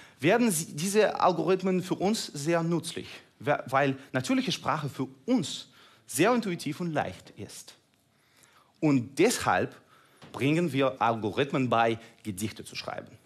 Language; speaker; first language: German; non-native, fluent; Russian